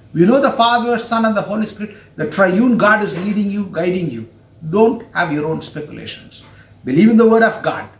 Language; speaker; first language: English; non-native, local second language; Tamil